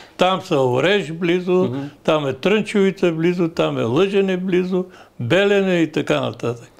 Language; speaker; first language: Bulgarian; native; Bulgarian